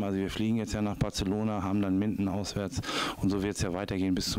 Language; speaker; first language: German; native; German